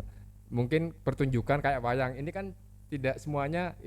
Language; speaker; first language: Indonesian; non-native, local second language; Javanese